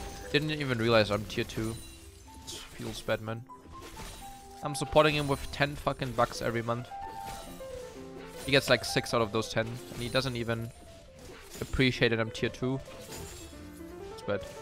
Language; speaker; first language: English; non-native, fluent; German